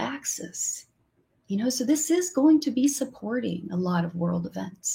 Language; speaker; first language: English; non-native, fluent; Portuguese